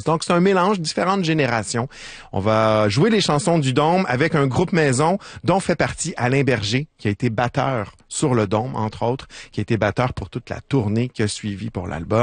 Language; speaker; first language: French; native; French